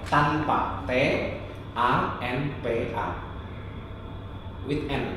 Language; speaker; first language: English; non-native, local second language; Indonesian